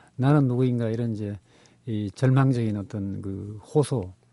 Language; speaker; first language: Korean; native; Korean